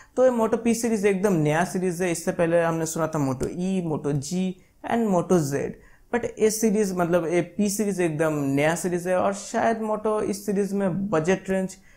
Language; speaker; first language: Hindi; non-native, local second language; Bangla